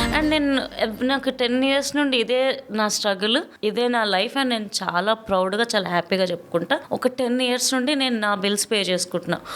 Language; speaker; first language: Telugu; native; Telugu